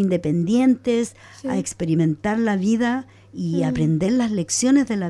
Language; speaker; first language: Spanish; native; Spanish